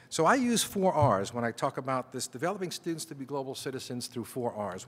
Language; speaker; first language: English; native; English